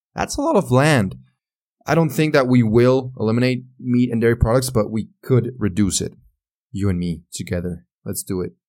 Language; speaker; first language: English; non-native, fluent; Spanish